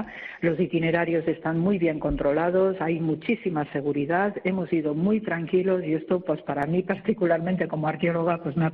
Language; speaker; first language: Spanish; native; Spanish